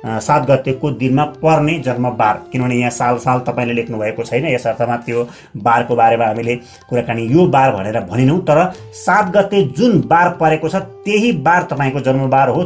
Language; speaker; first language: Nepali; native; Nepali